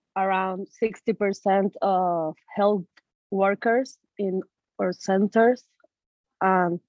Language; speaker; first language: English; non-native, learner; Spanish